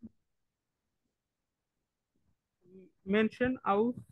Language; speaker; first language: German; non-native, learner; Bangla